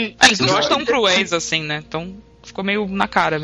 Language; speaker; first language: Portuguese; native; Portuguese